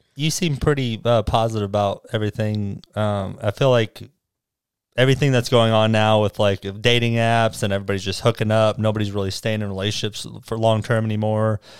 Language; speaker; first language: English; native; English